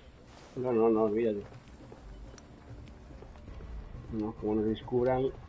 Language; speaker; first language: Spanish; native; Spanish